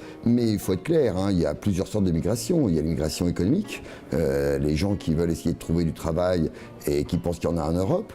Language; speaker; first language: French; native; French